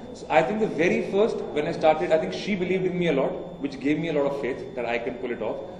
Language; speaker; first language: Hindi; native; Hindi